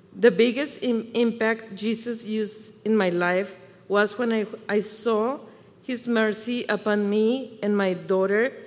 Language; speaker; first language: English; non-native, fluent; Spanish